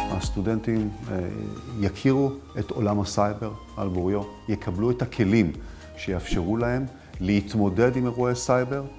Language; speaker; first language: Hebrew; native; Hebrew